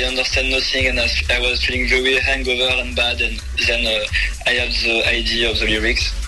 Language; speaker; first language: English; non-native, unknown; French